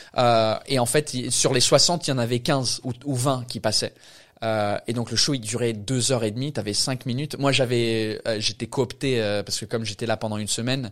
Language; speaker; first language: French; non-native, fluent; English